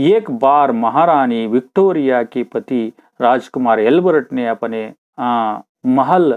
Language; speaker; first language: Hindi; non-native, local second language; Kannada